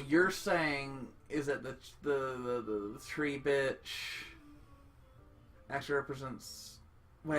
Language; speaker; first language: English; native; English